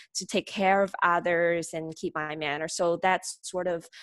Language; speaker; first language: English; non-native, fluent; Chinese